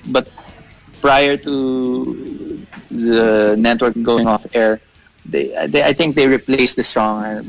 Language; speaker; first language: English; non-native, local second language; Filipino